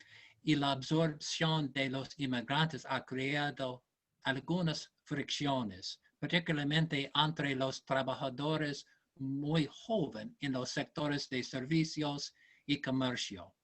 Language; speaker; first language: Spanish; non-native, learner; English